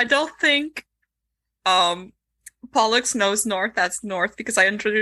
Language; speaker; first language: English; non-native, fluent; French